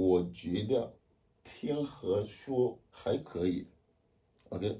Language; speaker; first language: Chinese; non-native, learner; French